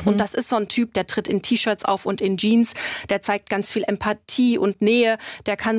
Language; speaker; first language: German; native; German